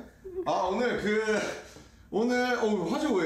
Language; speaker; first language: Korean; native; Korean